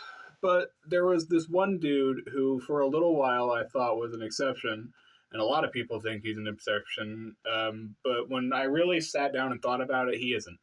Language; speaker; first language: English; native; English